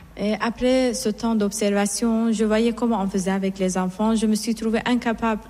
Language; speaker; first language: French; non-native, fluent; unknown